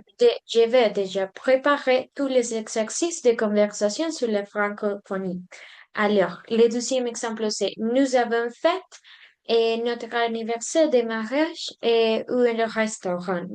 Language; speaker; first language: French; non-native, learner; Spanish